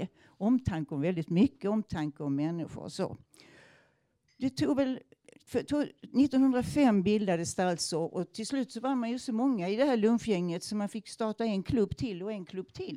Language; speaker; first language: Swedish; native; Swedish